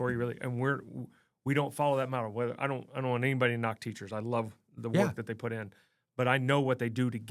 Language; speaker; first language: English; native; English